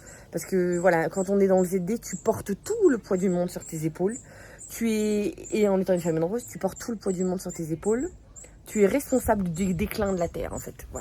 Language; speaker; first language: French; native; French